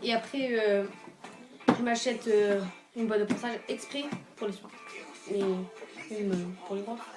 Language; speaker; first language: French; native; French